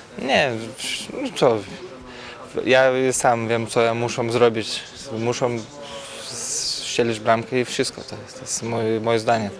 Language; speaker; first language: Polish; non-native, learner; Lithuanian